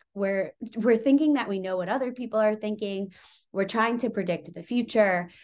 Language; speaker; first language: English; native; English